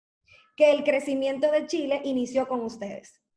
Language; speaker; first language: Spanish; native; Spanish